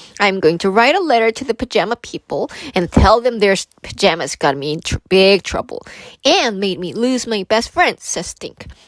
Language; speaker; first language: English; non-native, fluent; Korean